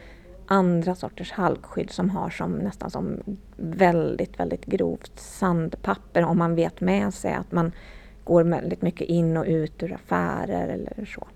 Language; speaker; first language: Swedish; native; Swedish